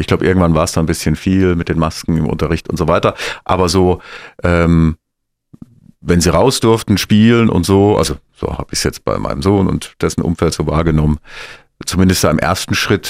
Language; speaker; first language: German; native; German